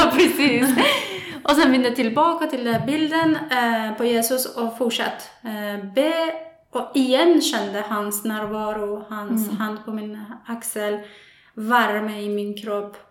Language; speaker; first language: Swedish; non-native, fluent; Persian